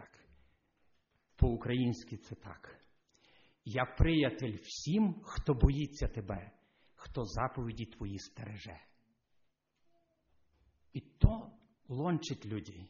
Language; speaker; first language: Polish; non-native, learner; Ukrainian